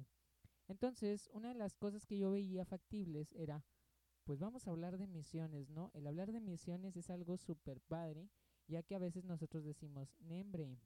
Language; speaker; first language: Spanish; native; Spanish